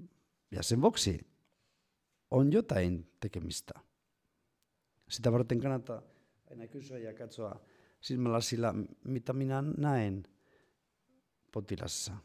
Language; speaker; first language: Finnish; non-native, fluent; Spanish